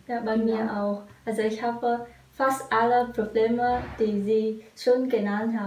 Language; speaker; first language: German; non-native, fluent; Vietnamese